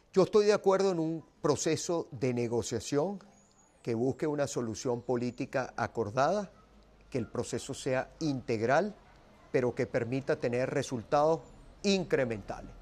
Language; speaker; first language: Spanish; native; Spanish